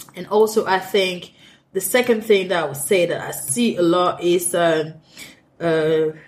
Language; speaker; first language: English; non-native, local second language; French